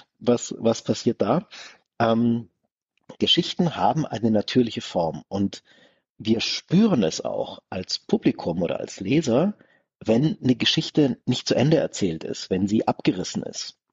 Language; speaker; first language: German; native; German